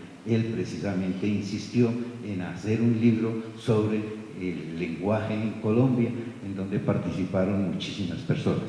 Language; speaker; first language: Spanish; native; Spanish